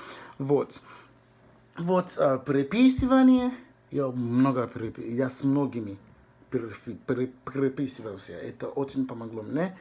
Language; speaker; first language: Russian; non-native, fluent; English